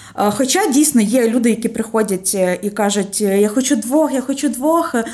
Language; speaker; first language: Ukrainian; native; Ukrainian